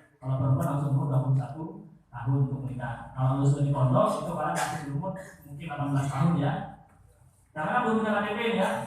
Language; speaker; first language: Indonesian; non-native, local second language; Madurese